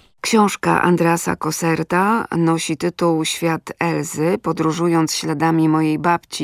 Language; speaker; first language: Polish; native; Polish